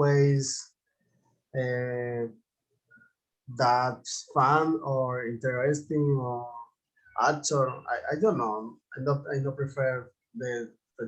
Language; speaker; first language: English; non-native, learner; Spanish